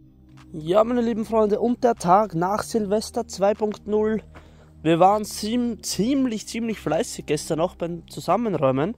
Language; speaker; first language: German; native; German